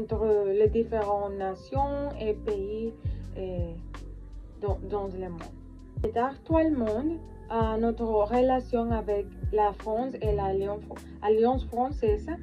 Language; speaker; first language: French; non-native, learner; Spanish